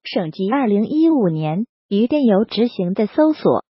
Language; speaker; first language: Chinese; native; Chinese